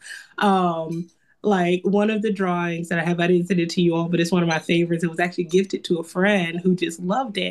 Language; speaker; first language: English; native; English